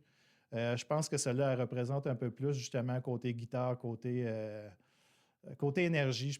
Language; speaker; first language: French; native; French